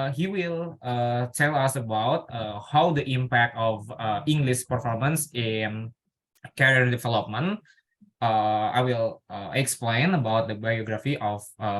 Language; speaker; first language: English; non-native, learner; Indonesian